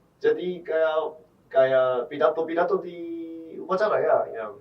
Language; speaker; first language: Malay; non-native, fluent; Korean